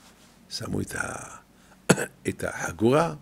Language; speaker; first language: Hebrew; non-native, fluent; French